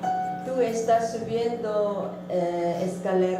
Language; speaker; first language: Spanish; non-native, learner; Korean